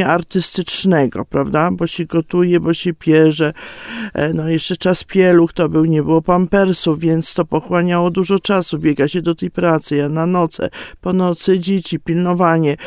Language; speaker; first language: Polish; native; Polish